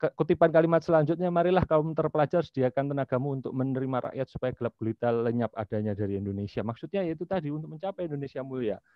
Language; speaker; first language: Indonesian; native; Indonesian